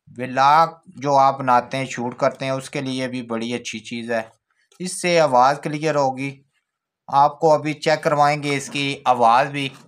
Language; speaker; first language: Urdu; non-native, local second language; Pahari-Potwari